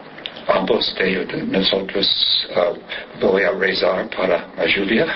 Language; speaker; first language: Spanish; non-native, learner; English